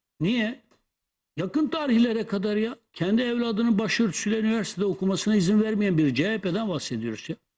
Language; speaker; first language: Turkish; non-native, local second language; Kurdish